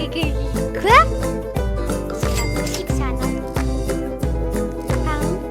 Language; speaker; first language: French; native; French